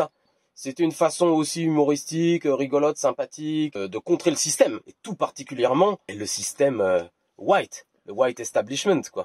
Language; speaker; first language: French; native; French